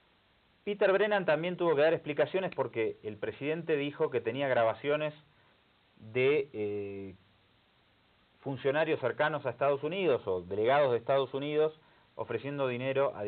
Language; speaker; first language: Spanish; native; Spanish